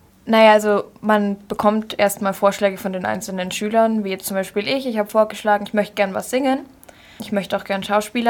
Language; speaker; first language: German; native; German